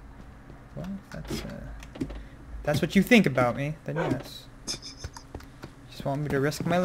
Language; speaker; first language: English; native; English